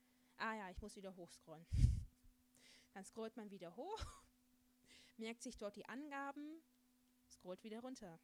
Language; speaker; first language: German; native; German